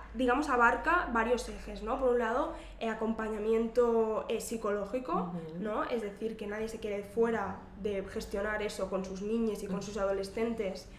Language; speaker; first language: Spanish; native; Spanish